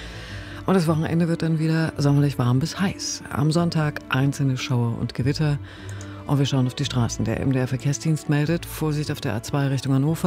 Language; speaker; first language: German; native; German